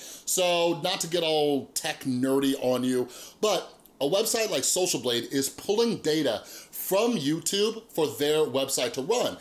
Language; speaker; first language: English; native; English